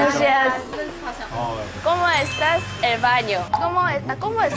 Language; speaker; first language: Spanish; non-native, learner; Korean